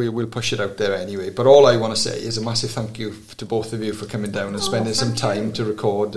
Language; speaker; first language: English; native; English